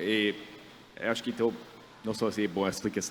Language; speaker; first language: Portuguese; non-native, fluent; English